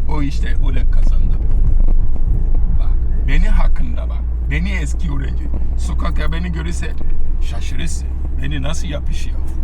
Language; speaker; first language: Turkish; non-native, fluent; Yoruba